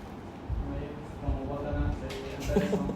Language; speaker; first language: French; non-native, learner; Khmer